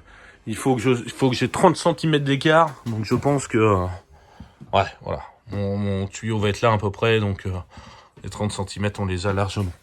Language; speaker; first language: French; native; French